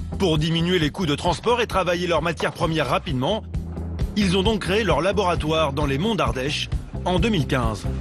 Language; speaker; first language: French; native; French